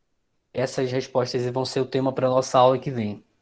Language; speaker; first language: Portuguese; native; Portuguese